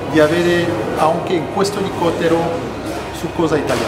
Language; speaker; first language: Italian; non-native, fluent; French